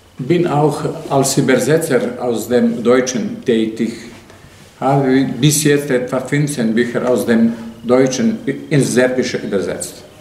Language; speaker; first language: German; non-native, fluent; Serbian